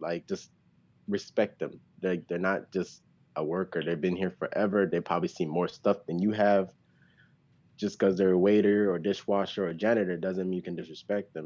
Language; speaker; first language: English; early bilingual, other home language; Japanese